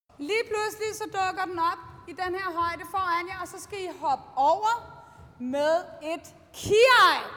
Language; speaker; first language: Danish; native; Danish